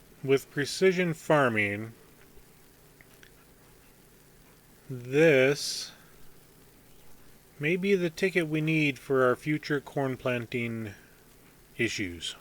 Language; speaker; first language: English; native; English